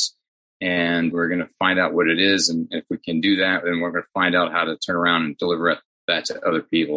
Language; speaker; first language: English; native; English